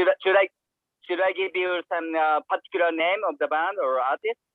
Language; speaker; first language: English; non-native, learner; Japanese